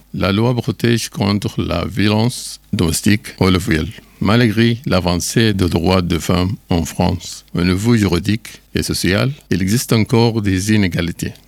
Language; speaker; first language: French; non-native, learner; Arabic